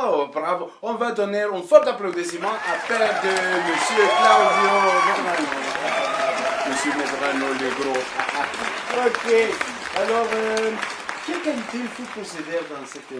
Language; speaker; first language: French; early bilingual, other home language; Spanish